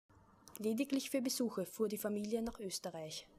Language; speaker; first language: German; native; German